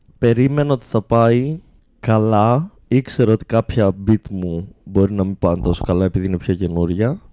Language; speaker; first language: Greek; native; Greek